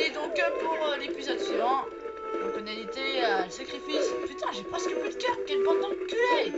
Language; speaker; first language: French; native; French